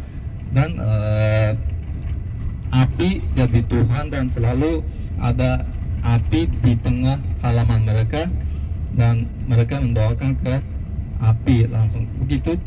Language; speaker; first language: Indonesian; non-native, fluent; Uzbek